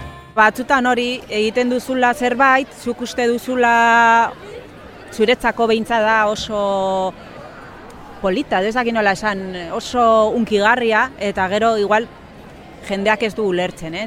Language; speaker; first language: Basque; non-native, local second language; Spanish